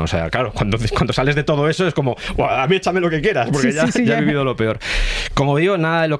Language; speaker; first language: Spanish; native; Spanish